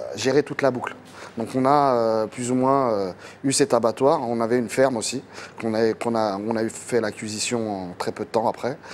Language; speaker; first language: French; native; French